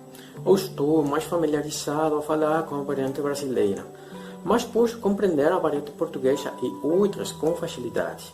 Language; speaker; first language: Portuguese; non-native, fluent; Spanish